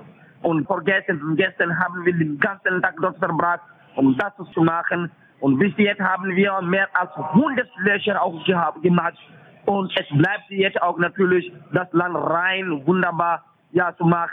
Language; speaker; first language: German; non-native, fluent; French